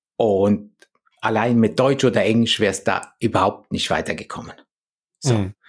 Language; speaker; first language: German; early bilingual, other home language; Polish